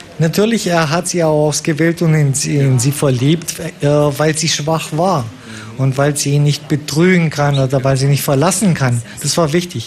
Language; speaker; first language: German; non-native, fluent; Romanian